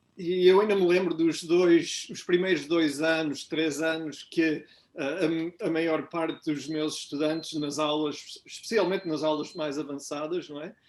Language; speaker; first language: Portuguese; native; Portuguese